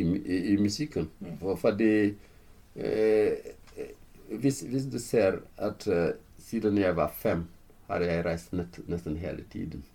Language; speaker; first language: Norwegian; non-native, fluent; Fula